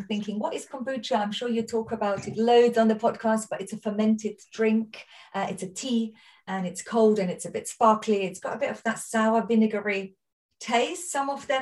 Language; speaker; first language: English; non-native, fluent; German